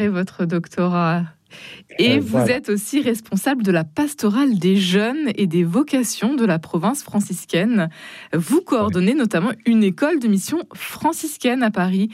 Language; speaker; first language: French; native; French